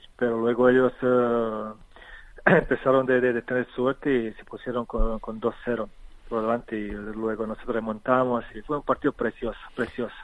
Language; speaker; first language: Spanish; non-native, fluent; Serbian